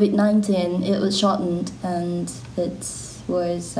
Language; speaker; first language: English; non-native, learner; Japanese